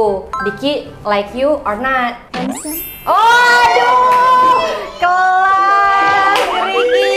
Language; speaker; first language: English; non-native, learner; Indonesian